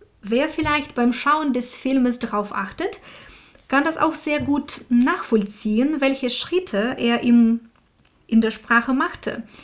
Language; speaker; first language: German; non-native, fluent; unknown